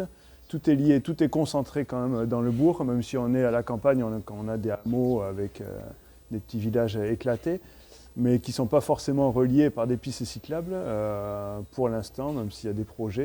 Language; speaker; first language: French; native; French